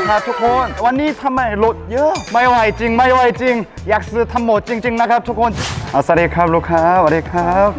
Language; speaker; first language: Thai; non-native, learner; Korean